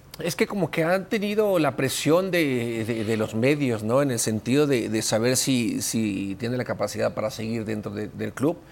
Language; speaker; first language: Spanish; native; Spanish